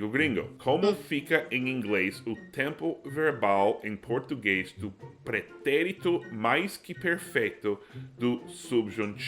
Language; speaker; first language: Portuguese; non-native, fluent; English